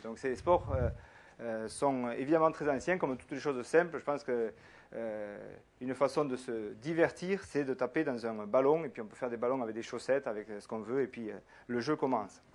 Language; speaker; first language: French; native; French